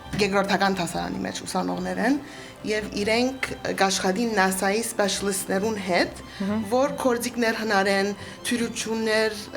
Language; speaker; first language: Armenian; early bilingual, heritage; Armenian